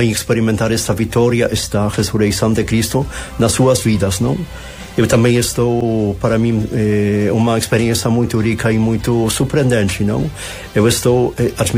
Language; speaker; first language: Portuguese; non-native, fluent; Polish